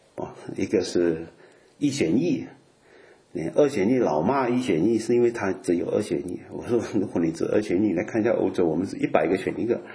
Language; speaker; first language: Chinese; native; Chinese